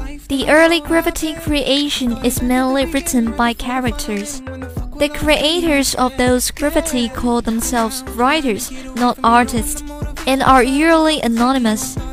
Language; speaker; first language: English; non-native, fluent; Chinese